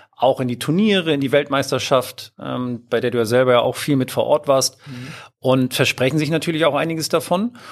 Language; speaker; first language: German; native; German